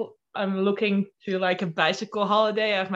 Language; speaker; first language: English; non-native, fluent; Dutch